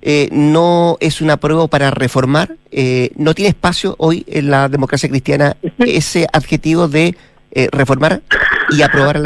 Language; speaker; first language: Spanish; native; Spanish